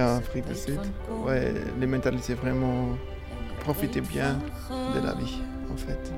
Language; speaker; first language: French; non-native, learner; Afrikaans